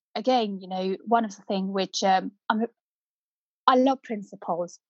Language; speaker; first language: English; non-native, local second language; Punjabi